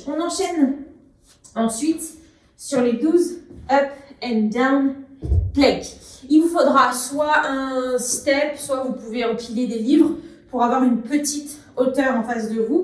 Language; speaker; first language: French; native; French